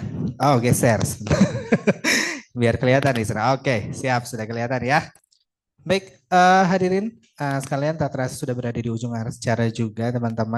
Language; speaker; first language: Indonesian; native; Indonesian